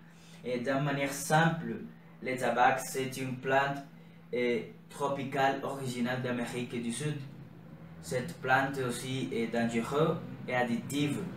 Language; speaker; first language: French; non-native, learner; Spanish